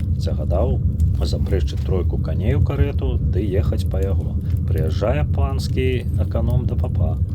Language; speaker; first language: Belarusian; native; Belarusian